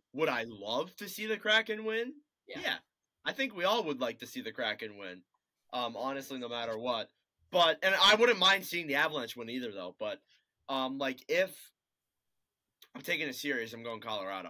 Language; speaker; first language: English; native; English